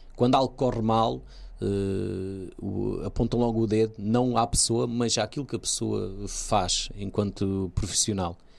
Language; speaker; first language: Portuguese; early bilingual, other home language; Kabuverdianu